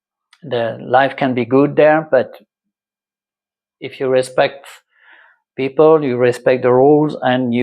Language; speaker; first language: English; non-native, learner; French